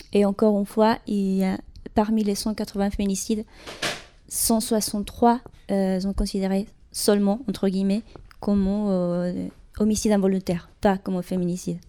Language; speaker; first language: French; non-native, fluent; Spanish